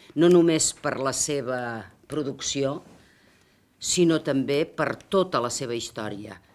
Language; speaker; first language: Catalan; native; Catalan